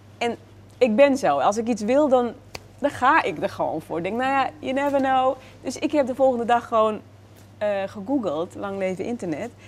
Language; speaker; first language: Dutch; native; Dutch